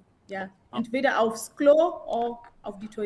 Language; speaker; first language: German; non-native, fluent; Swahili